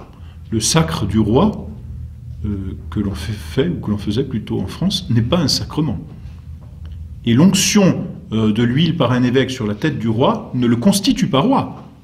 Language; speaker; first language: French; native; French